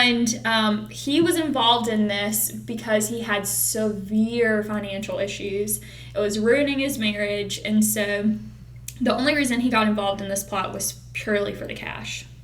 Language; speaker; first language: English; native; English